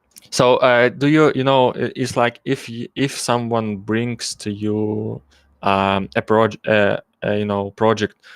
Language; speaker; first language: English; non-native, learner; Russian